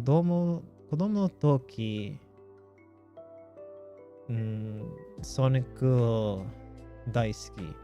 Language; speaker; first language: Japanese; non-native, learner; English